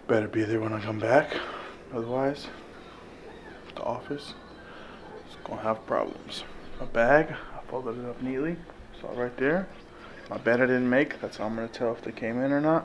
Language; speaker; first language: English; native; English